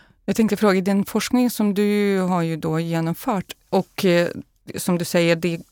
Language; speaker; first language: Swedish; non-native, fluent; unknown